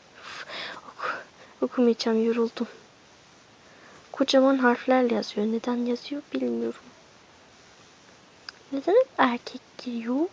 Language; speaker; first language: Turkish; early bilingual, heritage; Turkish